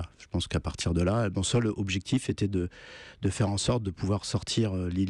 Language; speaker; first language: French; native; French